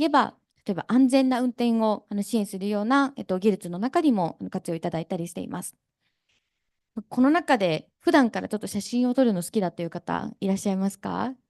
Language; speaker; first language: Japanese; native; Japanese